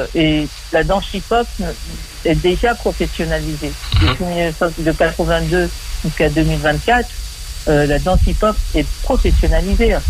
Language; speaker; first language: French; early bilingual, other home language; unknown